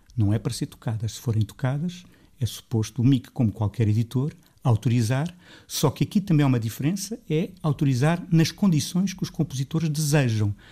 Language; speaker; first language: Portuguese; native; Portuguese